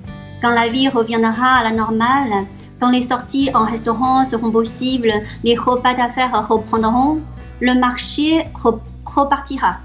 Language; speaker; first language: French; non-native, fluent; Chinese